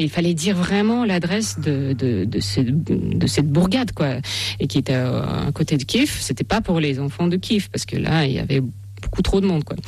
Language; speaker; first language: French; non-native, fluent; Russian